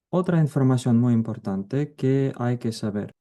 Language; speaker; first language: Spanish; non-native, fluent; Ukrainian